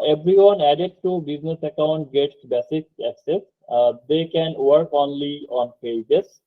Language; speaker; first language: English; non-native, local second language; Bangla